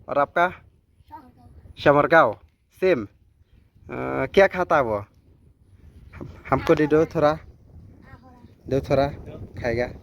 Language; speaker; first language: Hindi; non-native, learner; Malay